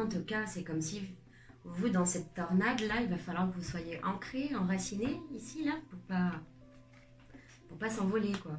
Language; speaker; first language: French; native; French